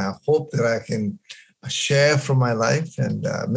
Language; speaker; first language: English; non-native, local second language; Malayalam